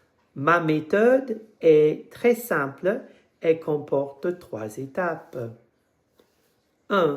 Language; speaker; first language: French; non-native, fluent; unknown